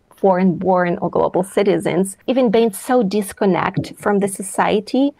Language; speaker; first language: English; non-native, fluent; Russian